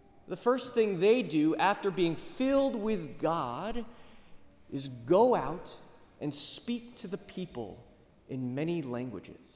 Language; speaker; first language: English; native; English